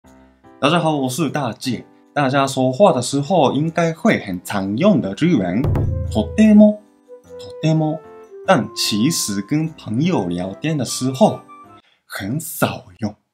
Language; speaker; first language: Chinese; non-native, fluent; Japanese